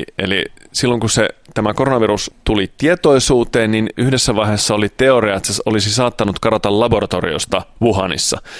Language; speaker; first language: Finnish; early bilingual, other home language; Italian